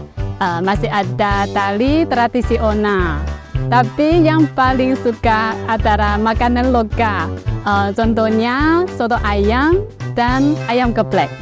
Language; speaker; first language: Indonesian; non-native, learner; Chinese